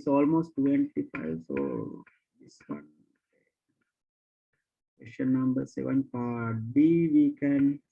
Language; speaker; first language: English; non-native, local second language; Sinhala